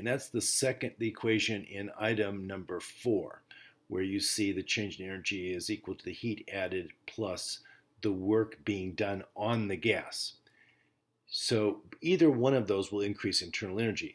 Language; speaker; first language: English; native; English